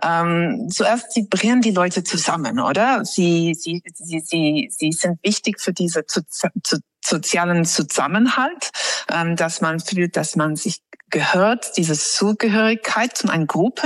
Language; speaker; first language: German; non-native, fluent; English